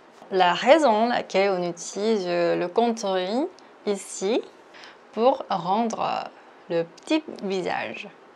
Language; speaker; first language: French; non-native, fluent; Korean